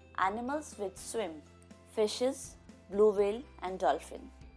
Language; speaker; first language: English; non-native, local second language; Hindi